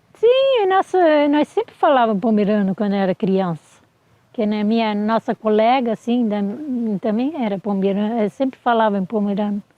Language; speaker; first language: Portuguese; non-native, local second language; Low German